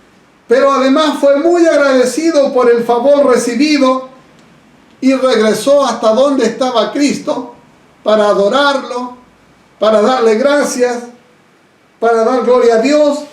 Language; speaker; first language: Spanish; native; Spanish